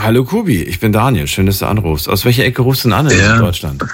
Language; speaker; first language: German; native; German